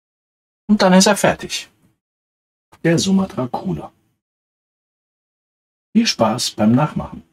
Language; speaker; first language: German; native; German